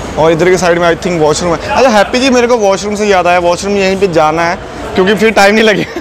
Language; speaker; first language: Hindi; non-native, local second language; Punjabi